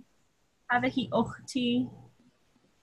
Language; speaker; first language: Arabic; non-native, learner; English